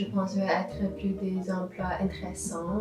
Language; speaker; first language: French; non-native, learner; English